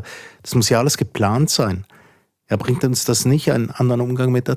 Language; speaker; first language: German; native; German